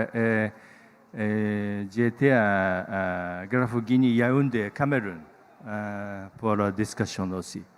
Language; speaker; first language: French; non-native, learner; Japanese